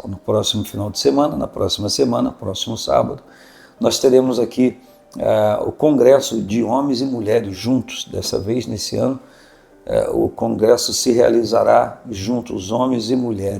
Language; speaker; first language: Portuguese; native; Portuguese